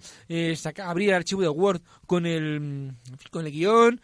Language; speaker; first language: Spanish; native; Spanish